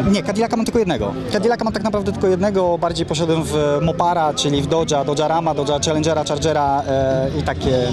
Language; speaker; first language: Polish; native; Polish